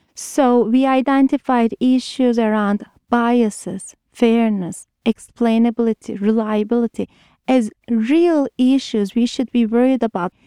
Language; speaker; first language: English; non-native, fluent; Turkish